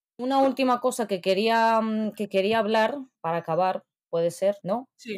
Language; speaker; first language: Spanish; native; Spanish